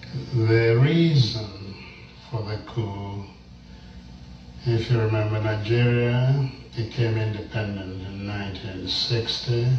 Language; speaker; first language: English; non-native, local second language; Igbo